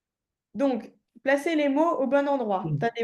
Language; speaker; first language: French; native; French